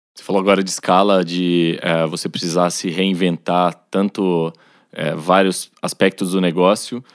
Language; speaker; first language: Portuguese; native; Portuguese